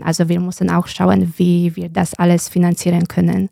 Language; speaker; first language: German; non-native, fluent; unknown